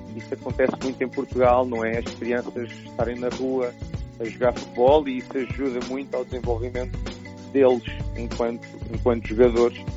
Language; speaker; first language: Portuguese; native; Portuguese